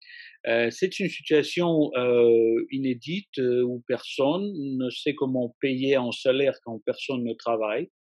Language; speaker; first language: French; non-native, fluent; Russian